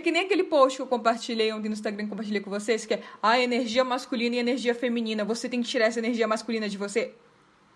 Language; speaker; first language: Portuguese; native; Portuguese